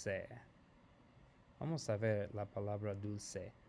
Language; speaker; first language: Spanish; non-native, fluent; English